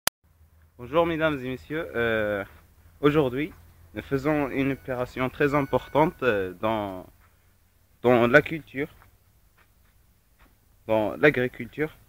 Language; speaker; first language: French; non-native, local second language; Arabic